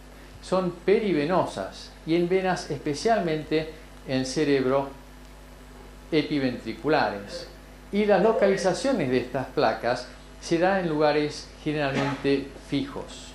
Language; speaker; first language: Spanish; native; Spanish